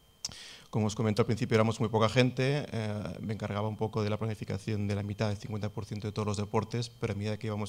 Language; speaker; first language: Spanish; non-native, local second language; Catalan